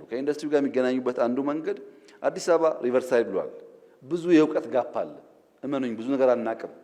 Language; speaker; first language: Amharic; non-native, local second language; Oromo